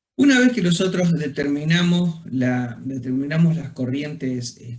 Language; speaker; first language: Spanish; native; Spanish